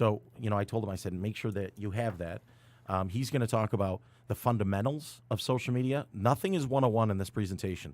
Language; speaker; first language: English; native; English